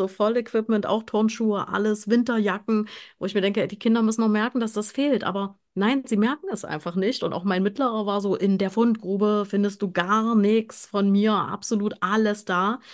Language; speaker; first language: German; native; German